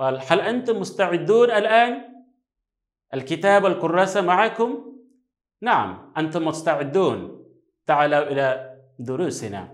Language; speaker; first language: Arabic; non-native, fluent; Bangla